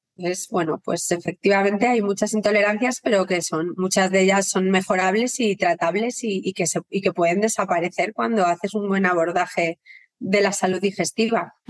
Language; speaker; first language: Spanish; native; Spanish